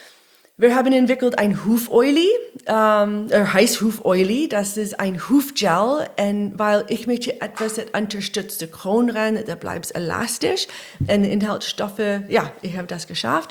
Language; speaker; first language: German; non-native, learner; English